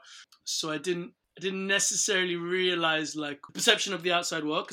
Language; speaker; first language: English; non-native, local second language; Yoruba